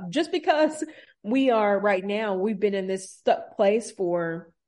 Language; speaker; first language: English; native; English